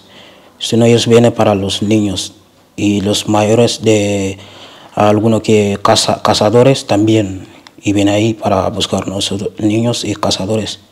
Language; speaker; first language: Spanish; non-native, learner; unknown